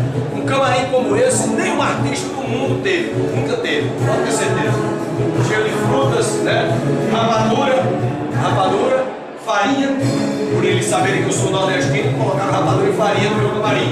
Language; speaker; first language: Portuguese; native; Portuguese